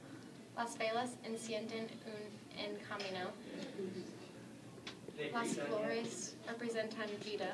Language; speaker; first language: Spanish; non-native, learner; English